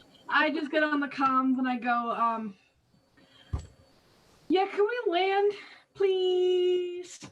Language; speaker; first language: English; native; English